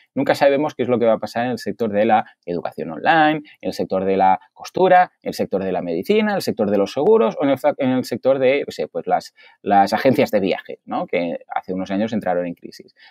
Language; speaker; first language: Spanish; native; Spanish